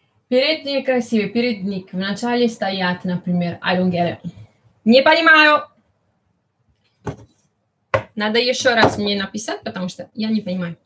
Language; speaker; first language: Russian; early bilingual, heritage; Italian